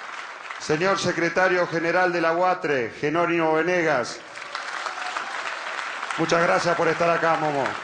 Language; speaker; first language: Spanish; native; Spanish